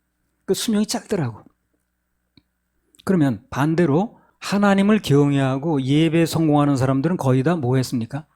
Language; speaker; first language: Korean; native; Korean